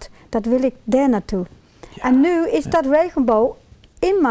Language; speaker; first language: Dutch; non-native, fluent; English